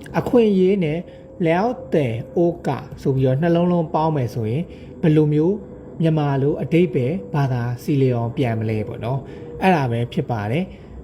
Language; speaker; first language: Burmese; native; Burmese